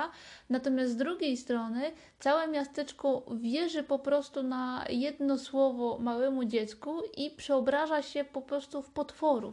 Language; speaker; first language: Polish; native; Polish